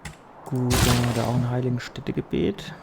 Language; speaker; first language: German; native; German